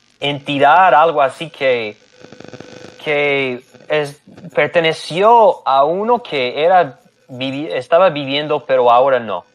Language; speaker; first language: Spanish; non-native, fluent; English